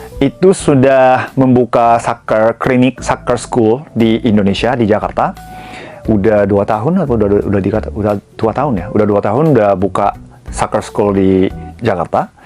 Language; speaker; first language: Indonesian; non-native, fluent; Japanese